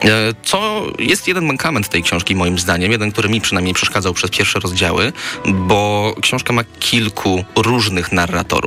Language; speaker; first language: Polish; native; Polish